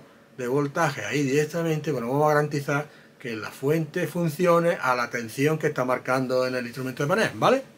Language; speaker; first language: Spanish; native; Spanish